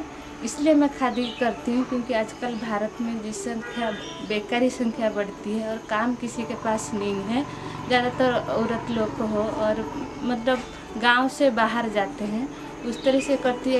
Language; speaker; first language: Hindi; non-native, local second language; Odia